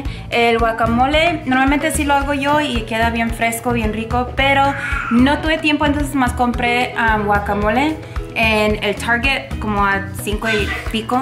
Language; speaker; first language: Spanish; early bilingual, heritage; Spanish